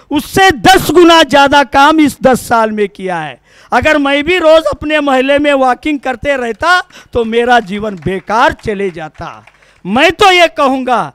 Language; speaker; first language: Hindi; non-native, local second language; Kannada